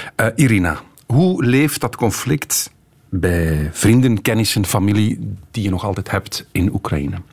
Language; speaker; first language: Dutch; native; Dutch